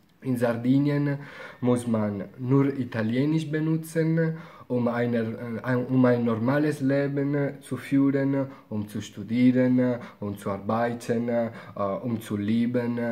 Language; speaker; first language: German; non-native, fluent; Italian